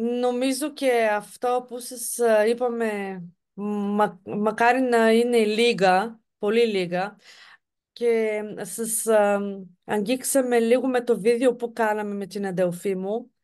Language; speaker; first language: Greek; non-native, fluent; Bulgarian